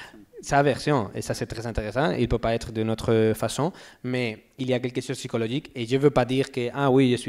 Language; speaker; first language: French; non-native, learner; Spanish